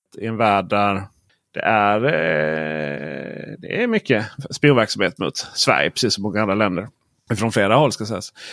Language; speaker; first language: Swedish; native; Swedish